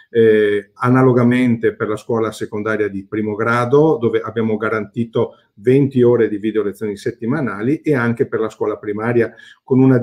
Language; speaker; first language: Italian; native; Italian